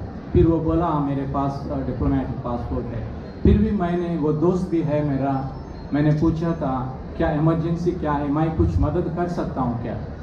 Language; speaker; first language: Hindi; non-native, local second language; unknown